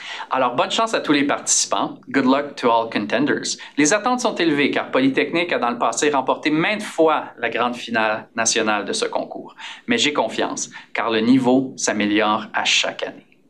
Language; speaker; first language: French; native; French